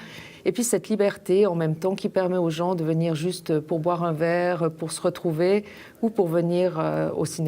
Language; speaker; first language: French; native; French